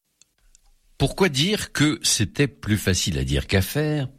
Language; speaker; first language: French; native; French